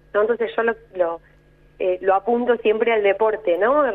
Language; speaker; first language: Spanish; native; Spanish